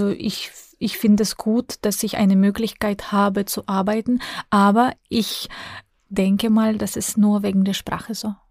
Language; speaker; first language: German; non-native, fluent; Russian